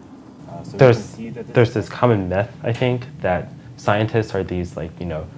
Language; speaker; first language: English; native; English